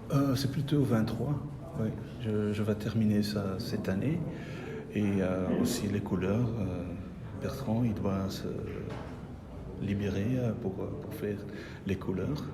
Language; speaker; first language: French; non-native, local second language; Dutch